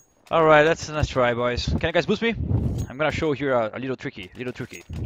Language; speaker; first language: English; non-native, fluent; Portuguese